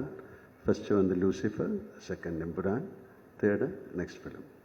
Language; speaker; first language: Tamil; non-native, local second language; Malayalam